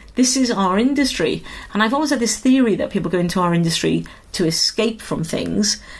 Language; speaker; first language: English; native; English